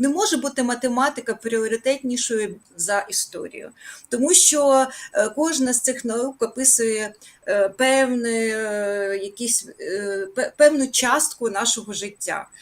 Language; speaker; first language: Ukrainian; native; Ukrainian